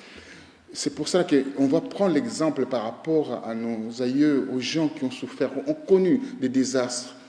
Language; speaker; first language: French; non-native, local second language; Lingala